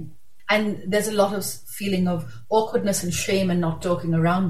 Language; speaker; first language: English; non-native, local second language; Urdu